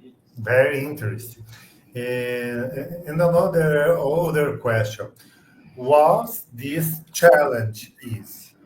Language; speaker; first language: English; non-native, learner; Portuguese